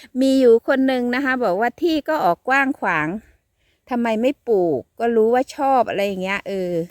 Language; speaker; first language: Thai; native; Thai